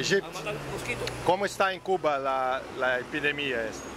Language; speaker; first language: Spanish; non-native, learner; Portuguese